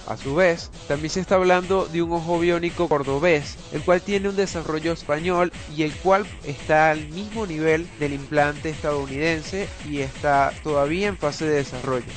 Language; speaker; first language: Spanish; native; Spanish